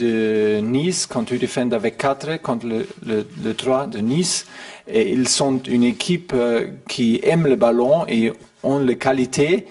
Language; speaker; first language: French; non-native, learner; German